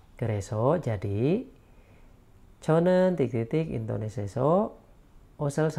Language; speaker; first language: Korean; non-native, learner; Indonesian